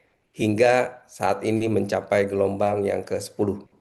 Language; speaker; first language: Indonesian; native; Indonesian